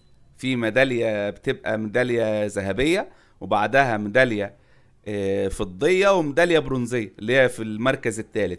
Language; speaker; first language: Arabic; native; Arabic